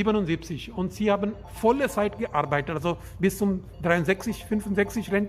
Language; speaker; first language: German; non-native, learner; Urdu